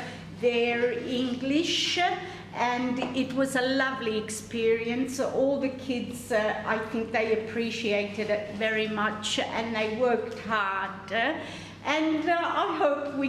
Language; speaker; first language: English; non-native, fluent; Italian